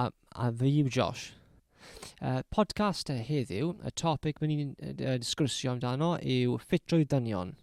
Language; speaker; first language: Welsh; non-native, local second language; English